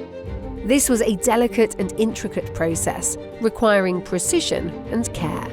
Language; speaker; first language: English; native; English